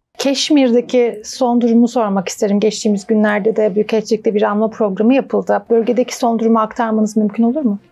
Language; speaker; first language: Turkish; native; Turkish